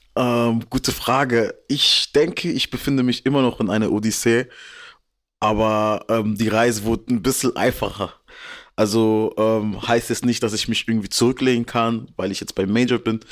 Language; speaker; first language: German; early bilingual, other home language; French